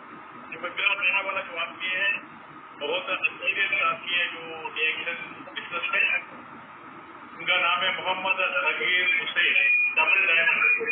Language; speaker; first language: Hindi; non-native, fluent; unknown